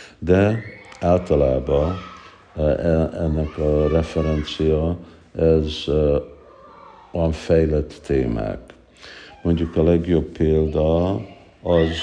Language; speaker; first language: Hungarian; early bilingual, heritage; Hungarian